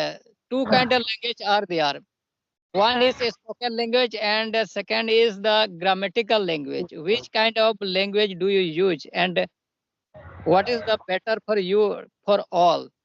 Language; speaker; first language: English; non-native, learner; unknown